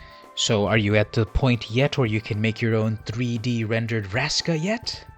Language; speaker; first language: English; native; English